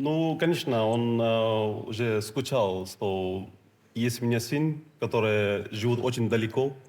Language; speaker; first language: Russian; non-native, fluent; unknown